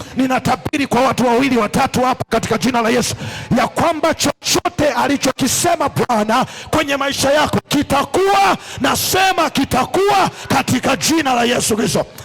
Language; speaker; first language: Swahili; native; Swahili